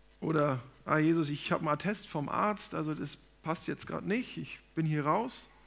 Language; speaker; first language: German; native; German